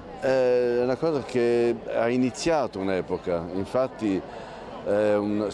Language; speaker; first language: Italian; native; Italian